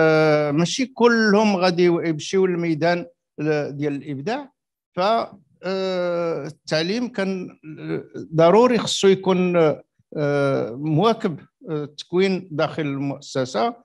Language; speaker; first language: Arabic; native; Arabic